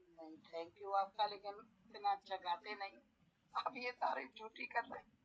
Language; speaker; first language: Hindi; native; Hindi